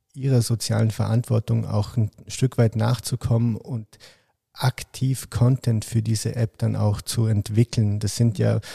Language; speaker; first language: German; early bilingual, other home language; Arabic